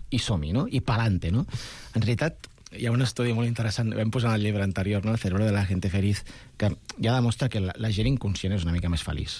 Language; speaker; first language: Catalan; non-native, local second language; Spanish